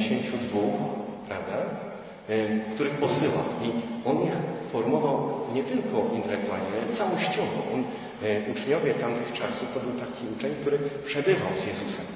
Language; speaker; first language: Polish; native; Polish